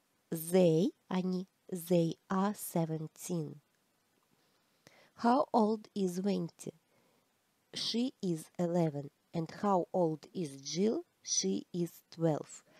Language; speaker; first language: English; non-native, fluent; Russian